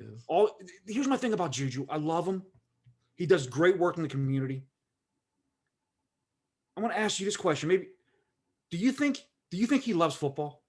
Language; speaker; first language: English; native; English